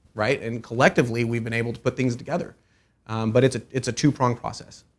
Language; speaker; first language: English; early bilingual, other home language; Persian